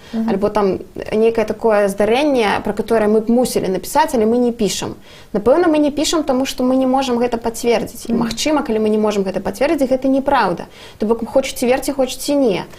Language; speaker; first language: Belarusian; non-native, local second language; Russian